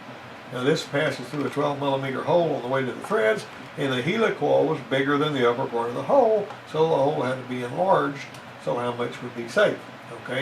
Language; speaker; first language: English; native; English